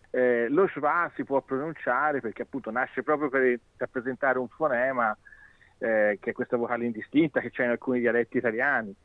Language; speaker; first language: Italian; native; Italian